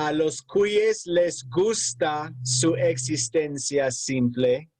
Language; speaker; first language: Spanish; non-native, fluent; English